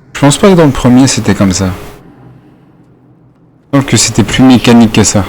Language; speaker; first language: French; native; French